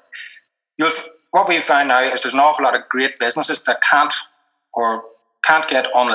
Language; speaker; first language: English; native; English